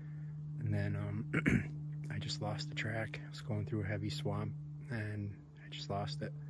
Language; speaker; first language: English; native; English